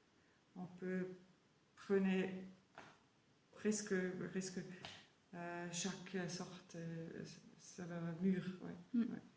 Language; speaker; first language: French; non-native, learner; German